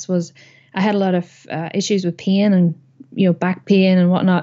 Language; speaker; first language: English; native; English